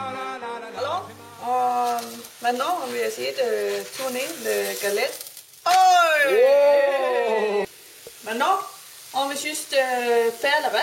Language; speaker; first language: French; non-native, learner; Danish